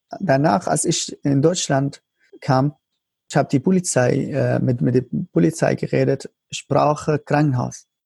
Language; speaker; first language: German; non-native, learner; Arabic